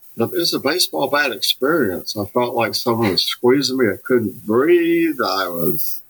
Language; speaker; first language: English; native; English